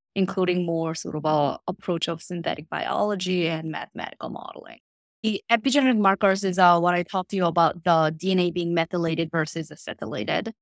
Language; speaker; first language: English; non-native, fluent; Korean